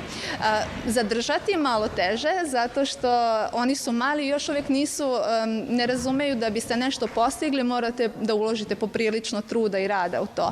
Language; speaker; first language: Bosnian; native; Bosnian